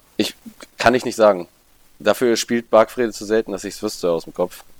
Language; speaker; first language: German; native; German